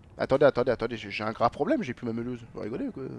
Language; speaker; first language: French; native; French